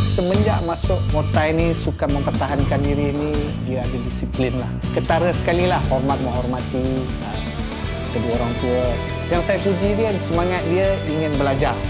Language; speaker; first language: Malay; native; Malay